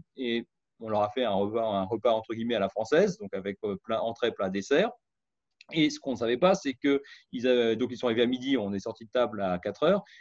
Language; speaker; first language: French; native; French